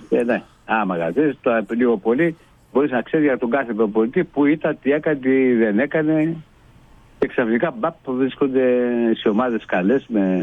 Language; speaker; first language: Greek; non-native, fluent; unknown